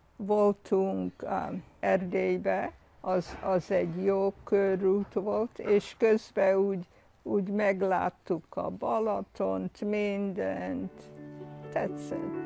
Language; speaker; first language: Hungarian; early bilingual, heritage; Hungarian